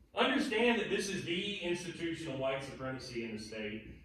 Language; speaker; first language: English; native; English